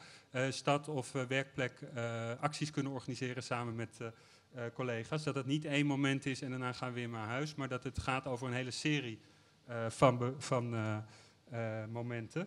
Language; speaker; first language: Dutch; native; Dutch